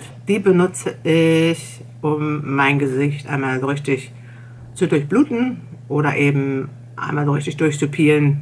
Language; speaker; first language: German; native; German